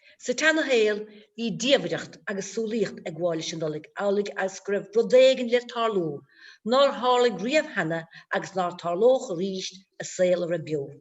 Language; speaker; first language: Irish; native; Irish